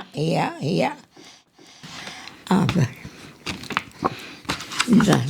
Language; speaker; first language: German; non-native, learner; Polish